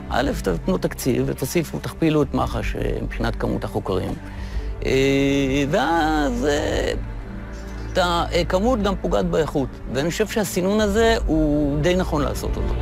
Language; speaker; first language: Hebrew; native; Hebrew